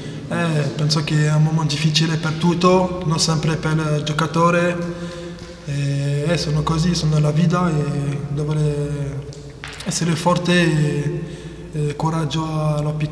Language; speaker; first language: Italian; non-native, learner; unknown